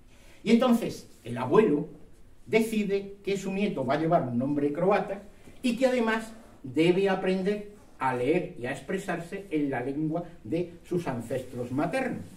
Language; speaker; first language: Spanish; native; Spanish